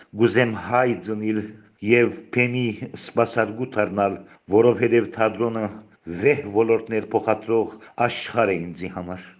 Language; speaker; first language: Armenian; native; Armenian